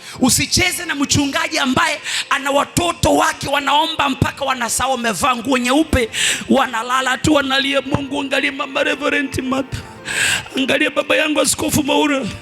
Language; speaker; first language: Swahili; non-native, local second language; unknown